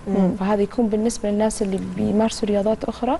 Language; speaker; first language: Arabic; native; Arabic